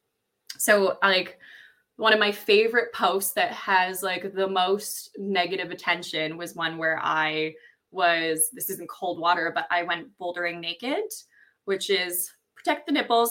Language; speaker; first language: English; native; English